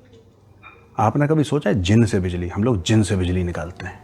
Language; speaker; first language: Hindi; native; Hindi